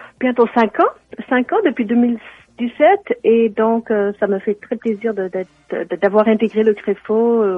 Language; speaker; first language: French; native; French